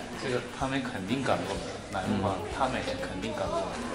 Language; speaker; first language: Chinese; non-native, fluent; Japanese